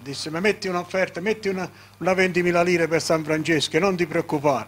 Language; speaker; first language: Italian; native; Italian